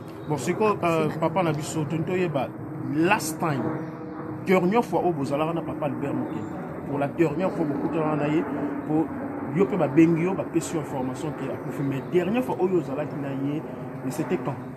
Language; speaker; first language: French; non-native, local second language; Lingala